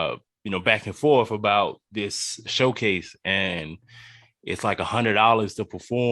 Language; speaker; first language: English; native; English